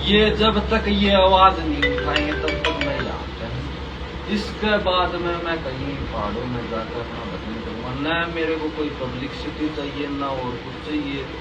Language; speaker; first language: Hindi; native; Hindi